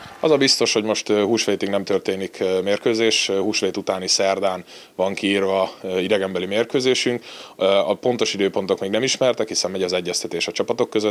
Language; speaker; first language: Hungarian; native; Hungarian